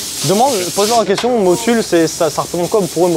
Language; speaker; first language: French; native; French